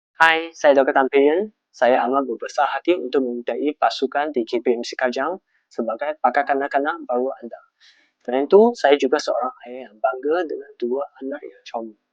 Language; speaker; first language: Malay; non-native, local second language; Chinese